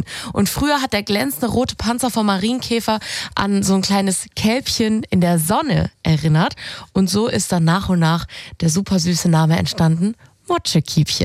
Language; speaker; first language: German; native; German